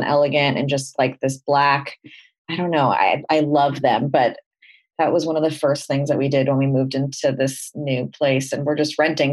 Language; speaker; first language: English; native; English